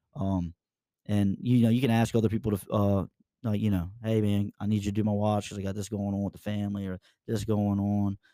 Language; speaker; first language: English; native; English